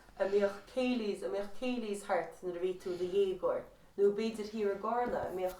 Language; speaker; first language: Irish; native; Irish